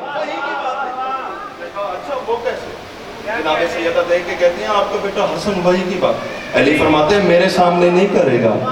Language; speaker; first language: Urdu; non-native, local second language; Saraiki